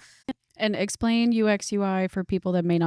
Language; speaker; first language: English; native; English